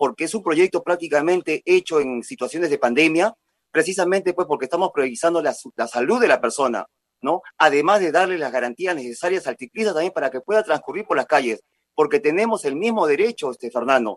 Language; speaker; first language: Spanish; native; Spanish